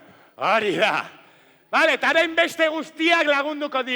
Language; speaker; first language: Basque; non-native, local second language; Spanish